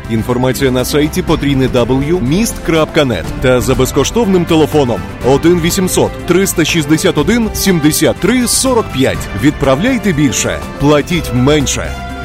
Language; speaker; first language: Ukrainian; native; Ukrainian